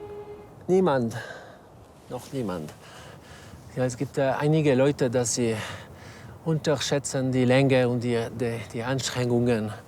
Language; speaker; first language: German; non-native, learner; French